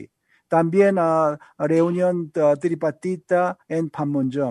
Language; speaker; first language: Spanish; non-native, learner; Korean